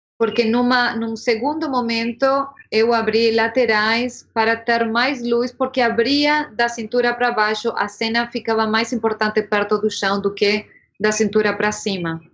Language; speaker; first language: Portuguese; non-native, fluent; Spanish